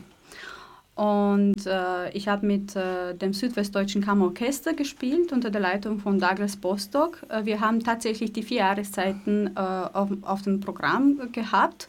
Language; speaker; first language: German; native; German